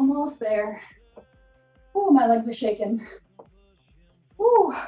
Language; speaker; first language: English; native; English